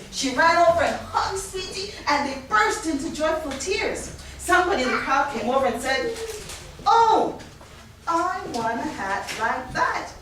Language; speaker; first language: English; early bilingual, other home language; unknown